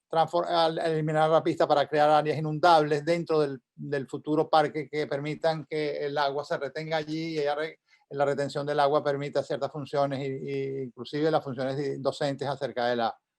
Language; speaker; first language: Spanish; native; Spanish